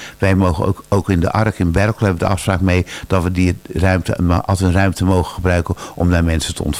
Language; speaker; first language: Dutch; native; Dutch